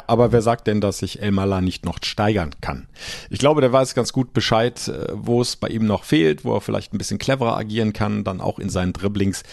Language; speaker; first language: German; native; German